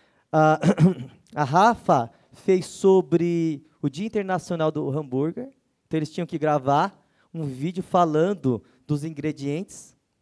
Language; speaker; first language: Portuguese; native; Portuguese